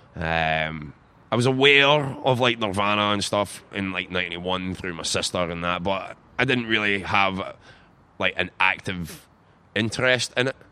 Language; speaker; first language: English; native; English